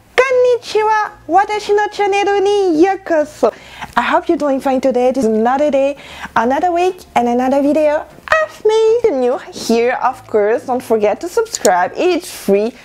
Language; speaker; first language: English; non-native, fluent; French